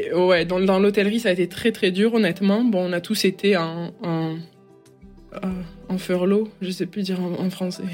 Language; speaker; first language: French; native; French